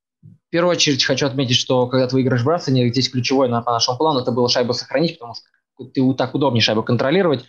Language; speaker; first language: Russian; native; Russian